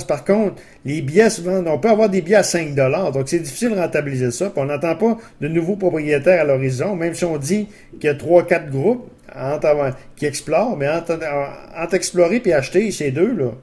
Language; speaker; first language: French; native; French